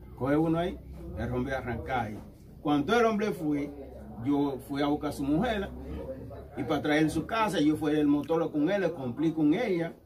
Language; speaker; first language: Spanish; non-native, learner; Haitian Creole